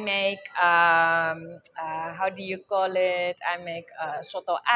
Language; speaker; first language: English; non-native, fluent; Dutch